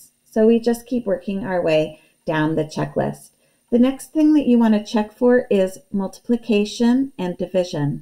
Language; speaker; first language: English; native; English